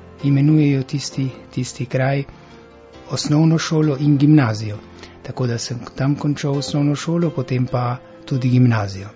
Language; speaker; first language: Slovenian; early bilingual, heritage; Slovenian